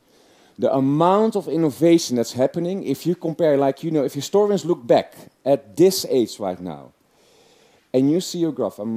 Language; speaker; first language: English; non-native, fluent; Dutch